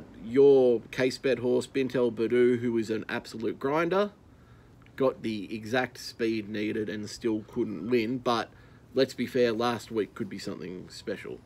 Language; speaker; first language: English; native; English